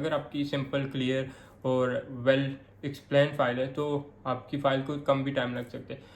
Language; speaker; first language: Urdu; non-native, local second language; Pashto